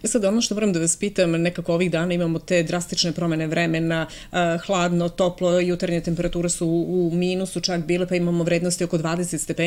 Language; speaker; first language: Serbian; native; Serbian